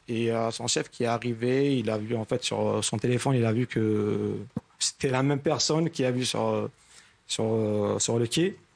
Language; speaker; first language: French; non-native, local second language; Arabic